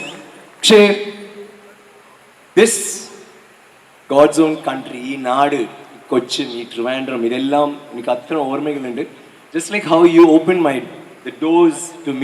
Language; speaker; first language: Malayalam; non-native, learner; Tamil